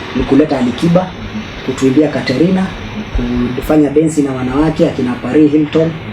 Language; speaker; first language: Swahili; native; Swahili